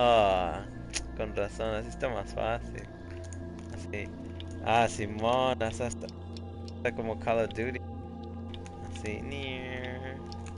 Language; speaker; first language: Spanish; early bilingual, other home language; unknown